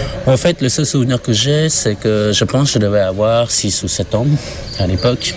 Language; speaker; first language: French; non-native, fluent; Khmer